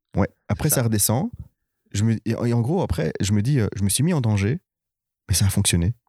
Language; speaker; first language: French; native; French